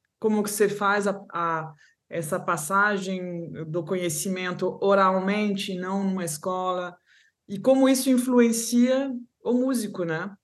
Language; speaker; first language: Portuguese; non-native, fluent; French